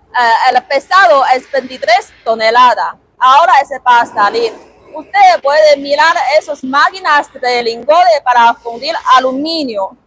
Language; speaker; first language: Spanish; non-native, learner; Chinese